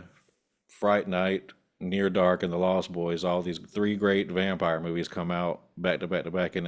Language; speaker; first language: English; native; English